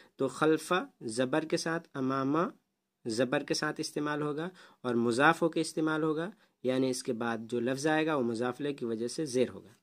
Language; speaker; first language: Urdu; native; Urdu